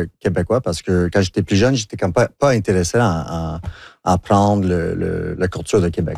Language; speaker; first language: French; non-native, local second language; English